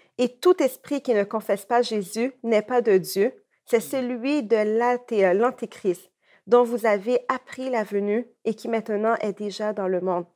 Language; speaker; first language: French; native; French